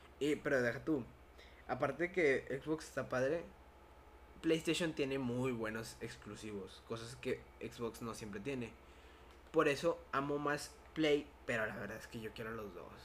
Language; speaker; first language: Spanish; native; Spanish